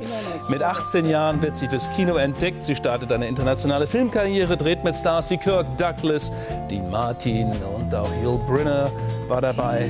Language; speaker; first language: German; native; German